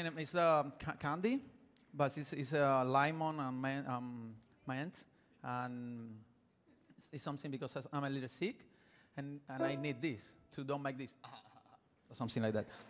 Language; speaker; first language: English; non-native, learner; Spanish